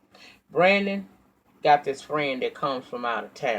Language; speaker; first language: English; native; English